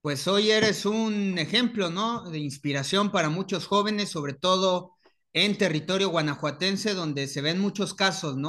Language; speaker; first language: Spanish; native; Spanish